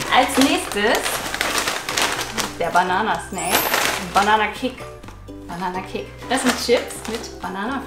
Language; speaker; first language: German; native; German